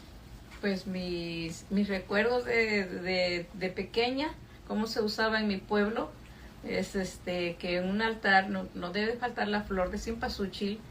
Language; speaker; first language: Spanish; native; Spanish